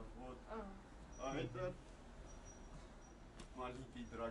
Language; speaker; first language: Russian; non-native, learner; Armenian